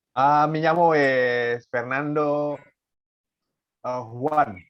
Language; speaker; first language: Spanish; non-native, learner; Indonesian